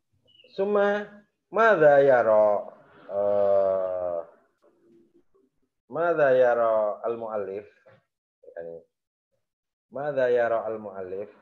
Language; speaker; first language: Arabic; non-native, fluent; Indonesian